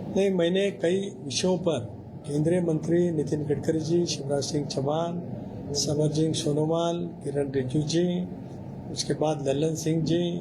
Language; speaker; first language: Hindi; non-native, local second language; Marathi